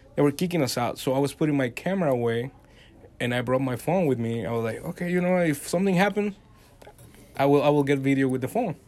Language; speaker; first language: English; non-native, fluent; Spanish